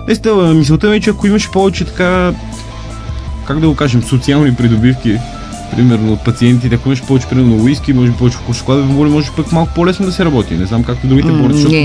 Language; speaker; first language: Bulgarian; native; Bulgarian